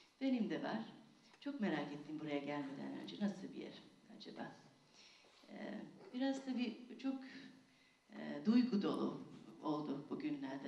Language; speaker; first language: Turkish; non-native, fluent; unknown